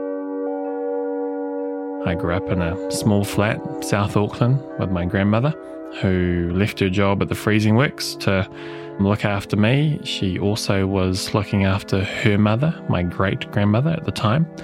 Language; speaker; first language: English; native; English